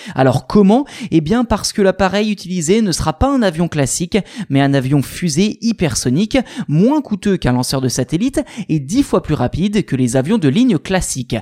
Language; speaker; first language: French; native; French